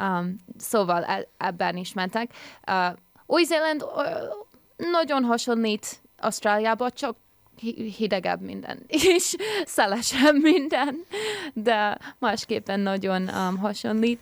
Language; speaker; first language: Hungarian; early bilingual, heritage; Hungarian